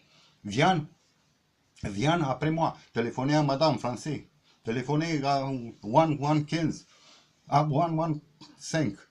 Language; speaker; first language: French; non-native, learner; Romanian